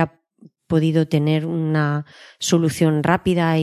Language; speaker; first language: Spanish; native; Spanish